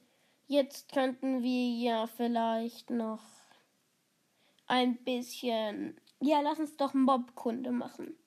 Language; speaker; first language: German; native; German